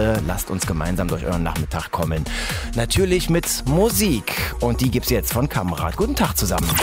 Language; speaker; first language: German; native; German